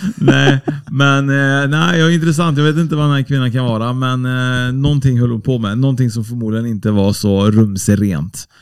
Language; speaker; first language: Swedish; native; Swedish